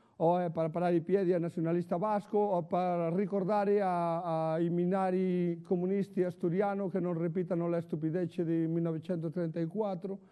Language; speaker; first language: Italian; non-native, fluent; Galician